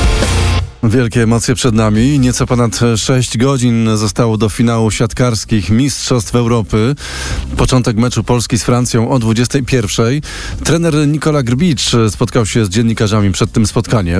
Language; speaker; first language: Polish; native; Polish